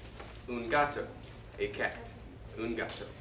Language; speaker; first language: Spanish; non-native, learner; English